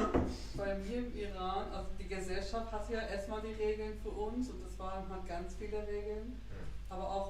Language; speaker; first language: German; non-native, fluent; Persian